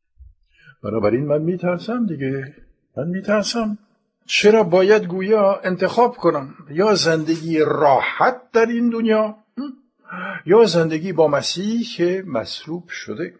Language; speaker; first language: Persian; non-native, fluent; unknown